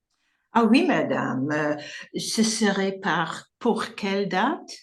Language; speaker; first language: French; non-native, learner; English